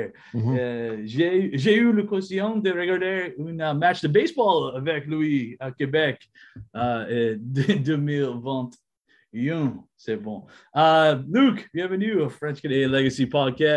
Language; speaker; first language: French; non-native, learner; English